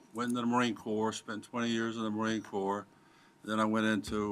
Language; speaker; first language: English; native; English